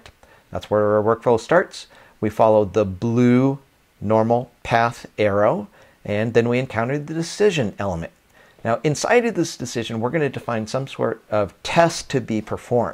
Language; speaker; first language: English; native; English